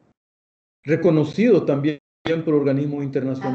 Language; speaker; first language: Spanish; native; Spanish